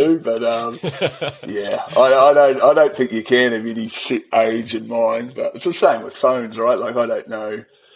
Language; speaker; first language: English; native; English